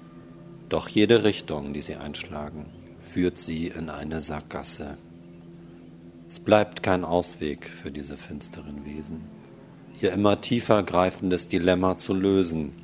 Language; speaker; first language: German; native; German